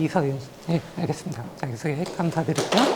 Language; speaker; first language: Korean; native; Korean